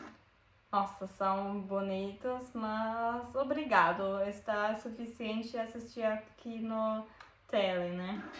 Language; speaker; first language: Portuguese; non-native, learner; German